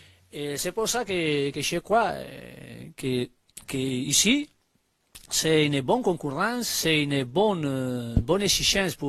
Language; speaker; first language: French; non-native, learner; Spanish